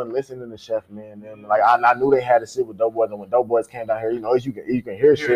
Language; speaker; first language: English; native; English